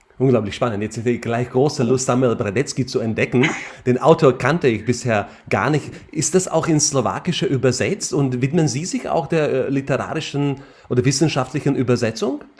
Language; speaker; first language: German; non-native, fluent; Slovak